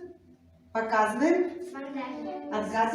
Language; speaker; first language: Russian; native; Russian